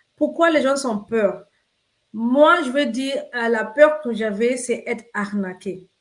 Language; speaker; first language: French; non-native, fluent; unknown